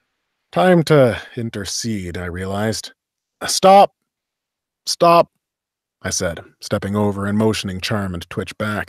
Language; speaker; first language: English; native; English